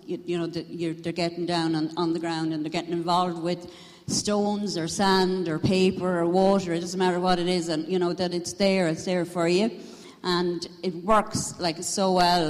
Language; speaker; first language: English; native; English